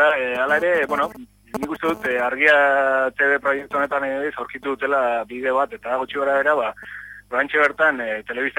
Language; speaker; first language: Basque; native; Basque